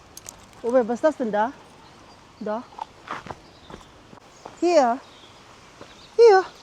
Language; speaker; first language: German; non-native, learner; Filipino